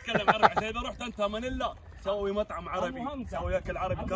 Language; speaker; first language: Arabic; native; Arabic